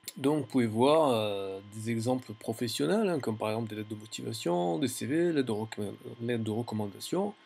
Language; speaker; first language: French; native; French